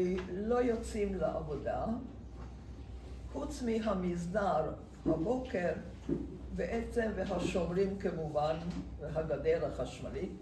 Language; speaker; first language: Hebrew; non-native, fluent; Hungarian